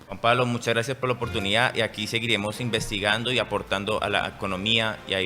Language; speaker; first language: Spanish; native; Spanish